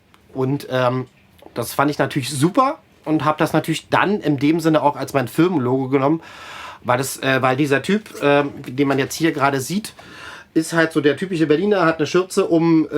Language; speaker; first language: German; native; German